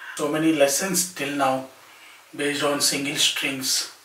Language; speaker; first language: English; non-native, local second language; Telugu